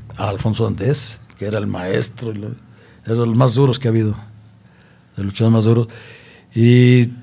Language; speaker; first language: Spanish; native; Spanish